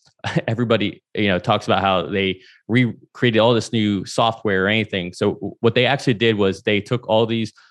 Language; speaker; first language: English; native; English